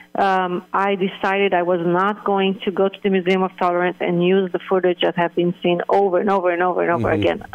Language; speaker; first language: English; early bilingual, other home language; Hebrew